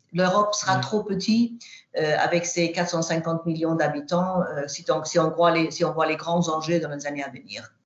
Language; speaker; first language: French; non-native, fluent; Swedish